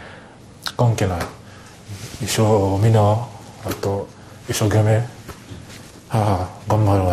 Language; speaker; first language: Japanese; non-native, learner; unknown